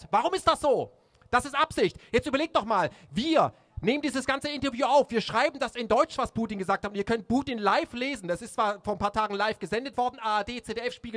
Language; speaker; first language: German; native; German